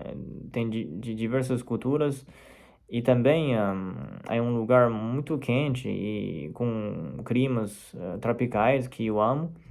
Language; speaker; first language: Portuguese; non-native, fluent; Chinese